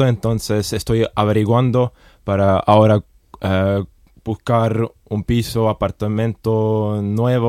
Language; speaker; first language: Spanish; non-native, fluent; Estonian